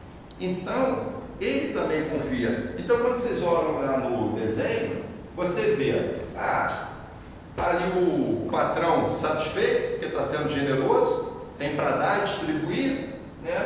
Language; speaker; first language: Portuguese; native; Portuguese